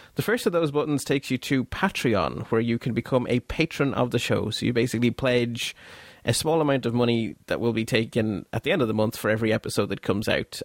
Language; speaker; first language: English; non-native, fluent; Dutch